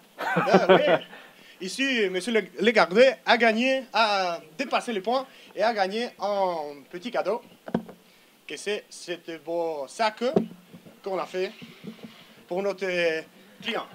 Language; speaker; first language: French; non-native, learner; Spanish